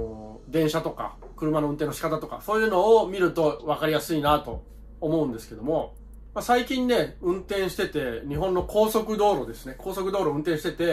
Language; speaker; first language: Japanese; native; Japanese